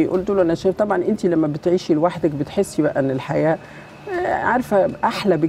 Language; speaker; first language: Arabic; native; Arabic